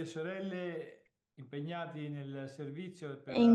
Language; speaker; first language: Italian; native; Italian